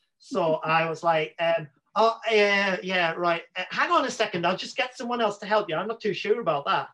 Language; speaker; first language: English; native; English